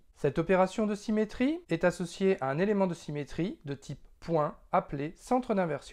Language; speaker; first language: French; native; French